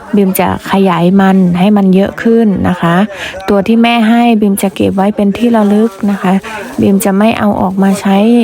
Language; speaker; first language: Thai; non-native, local second language; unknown